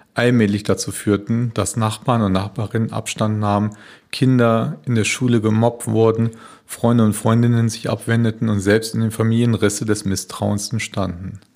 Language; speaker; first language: German; native; German